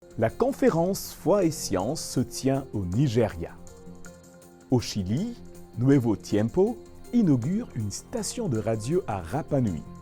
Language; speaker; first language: French; native; French